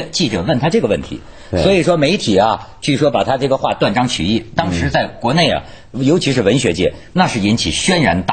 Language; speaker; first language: Chinese; native; Chinese